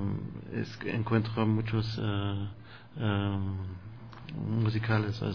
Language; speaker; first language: Spanish; non-native, learner; German